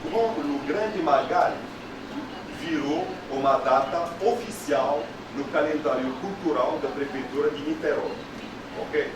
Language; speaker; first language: Portuguese; non-native, fluent; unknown